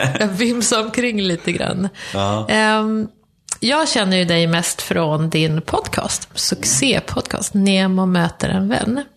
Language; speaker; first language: Swedish; native; Swedish